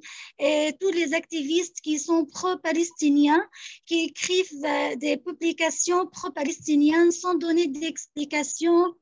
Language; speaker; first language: French; non-native, fluent; Arabic